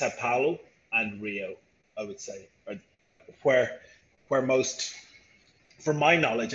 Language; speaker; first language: English; native; English